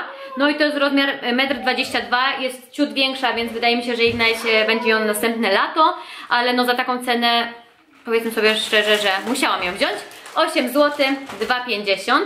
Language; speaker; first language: Polish; native; Polish